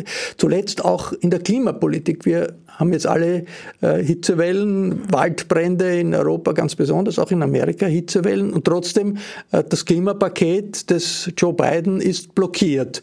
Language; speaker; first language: German; native; German